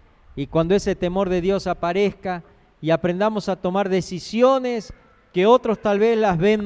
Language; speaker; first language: Spanish; native; Spanish